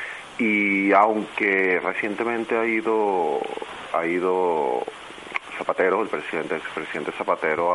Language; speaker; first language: Spanish; native; Spanish